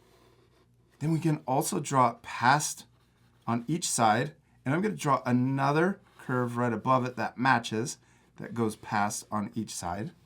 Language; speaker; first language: English; native; English